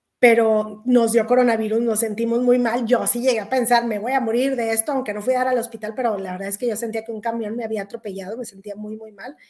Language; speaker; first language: Spanish; native; Spanish